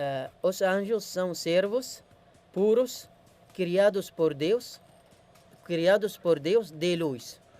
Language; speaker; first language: Portuguese; non-native, learner; Arabic